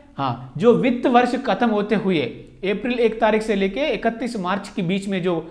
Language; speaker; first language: Hindi; non-native, local second language; Telugu